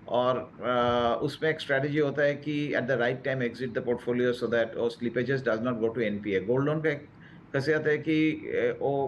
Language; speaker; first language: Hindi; non-native, local second language; Bangla